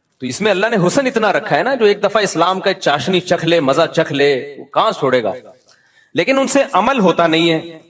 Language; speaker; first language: Urdu; native; Urdu